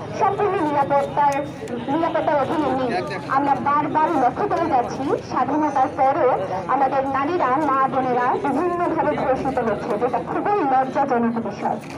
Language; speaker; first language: Bangla; non-native, local second language; Marma